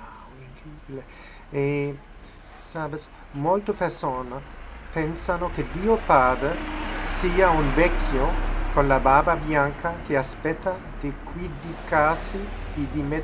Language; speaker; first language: Italian; non-native, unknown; Spanish